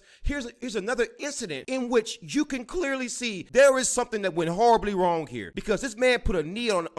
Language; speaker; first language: English; native; English